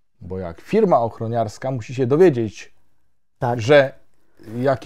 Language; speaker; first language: Polish; native; Polish